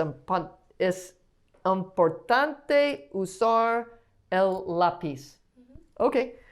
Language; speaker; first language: Spanish; non-native, learner; English